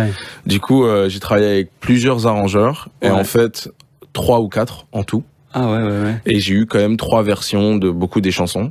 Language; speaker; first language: French; native; French